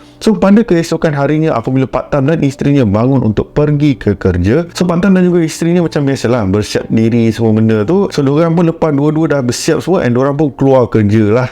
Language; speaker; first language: Malay; native; Malay